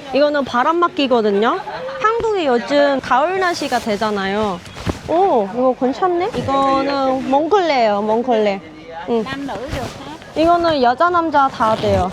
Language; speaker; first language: Korean; non-native, fluent; Vietnamese